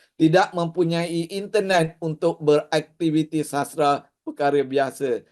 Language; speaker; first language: Malay; native; Malay